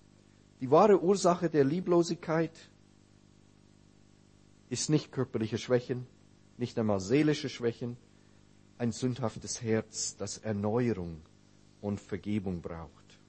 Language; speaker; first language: German; non-native, fluent; English